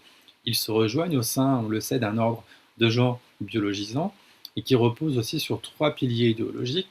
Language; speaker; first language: French; native; French